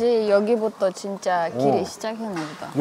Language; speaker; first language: Korean; non-native, fluent; Russian